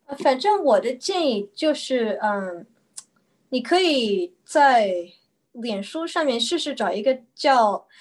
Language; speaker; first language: Chinese; early bilingual, heritage; Chinese